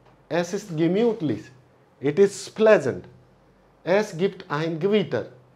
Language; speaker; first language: German; non-native, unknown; Hindi